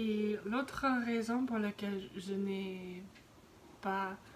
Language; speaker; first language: French; non-native, fluent; English